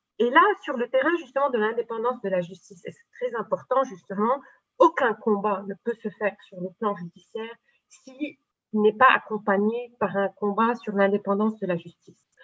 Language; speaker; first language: French; non-native, local second language; Arabic